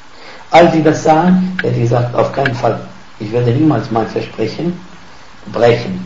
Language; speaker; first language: German; non-native, fluent; Arabic